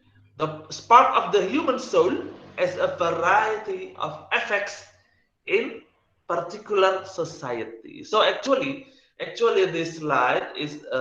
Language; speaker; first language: English; non-native, learner; Indonesian